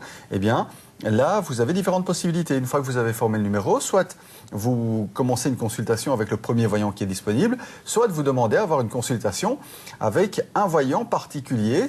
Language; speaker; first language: French; native; French